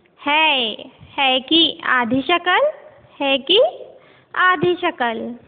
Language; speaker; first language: Hindi; native; Hindi